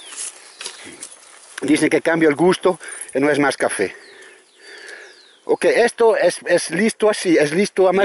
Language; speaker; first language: Spanish; non-native, learner; Italian